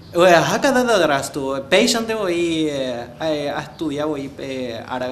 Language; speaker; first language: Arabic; non-native, fluent; Guarani